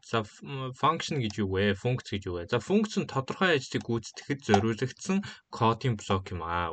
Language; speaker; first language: Mongolian; native; Mongolian